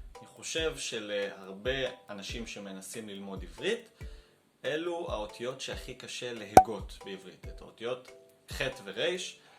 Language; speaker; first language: Hebrew; native; Hebrew